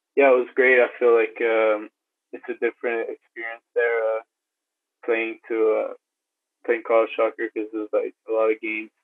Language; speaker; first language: English; native; English